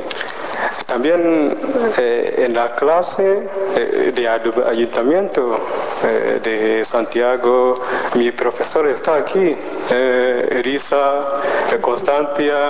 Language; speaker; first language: Spanish; non-native, learner; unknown